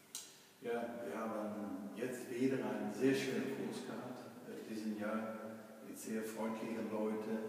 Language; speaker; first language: German; non-native, fluent; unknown